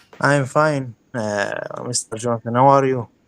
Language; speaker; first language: English; non-native, learner; Arabic